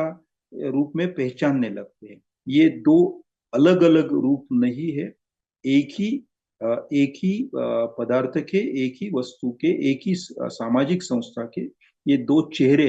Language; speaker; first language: Hindi; non-native, local second language; Marathi